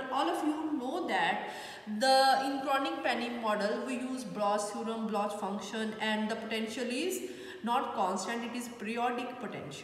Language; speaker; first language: English; non-native, local second language; Hindi